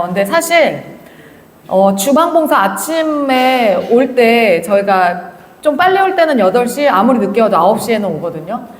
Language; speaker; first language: Korean; native; Korean